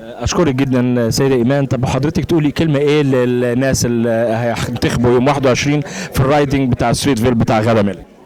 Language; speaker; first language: Arabic; native; Arabic